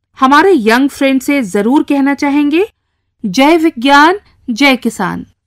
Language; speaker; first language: Hindi; native; Hindi